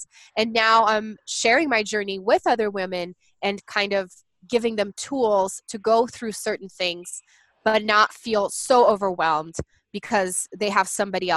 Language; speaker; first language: English; non-native, fluent; Portuguese